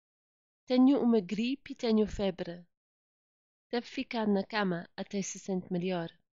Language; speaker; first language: Portuguese; non-native, fluent; English